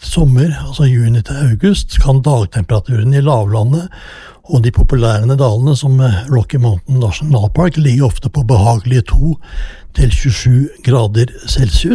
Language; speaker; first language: Norwegian; native; Norwegian